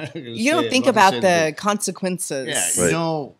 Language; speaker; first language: English; native; English